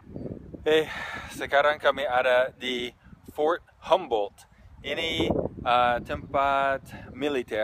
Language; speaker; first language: Indonesian; non-native, fluent; English